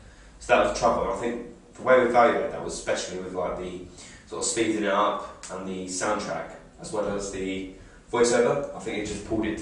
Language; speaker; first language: English; native; English